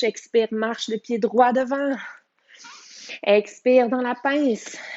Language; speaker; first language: French; native; French